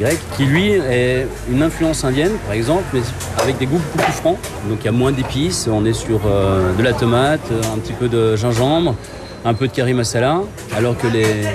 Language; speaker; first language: French; native; French